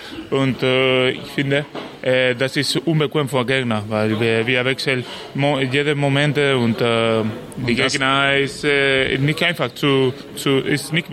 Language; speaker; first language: German; non-native, learner; Spanish